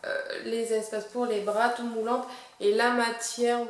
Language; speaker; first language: French; native; French